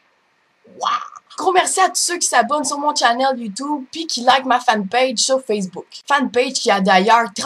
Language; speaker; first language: French; native; French